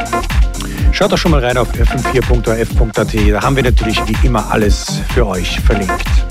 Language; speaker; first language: German; native; German